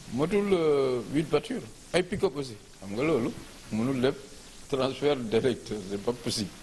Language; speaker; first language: Wolof; non-native, local second language; Fula